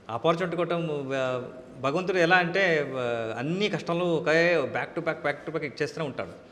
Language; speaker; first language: Telugu; non-native, local second language; Kannada